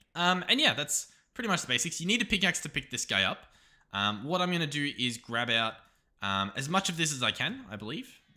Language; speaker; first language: English; native; English